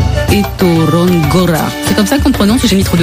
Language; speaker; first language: French; native; French